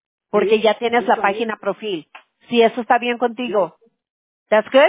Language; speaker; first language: Spanish; early bilingual, heritage; Spanish